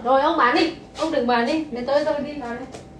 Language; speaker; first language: Vietnamese; native; Vietnamese